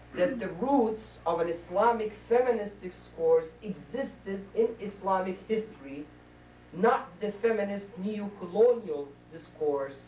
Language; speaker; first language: English; non-native, fluent; Arabic